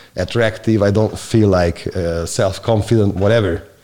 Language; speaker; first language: English; non-native, fluent; Hungarian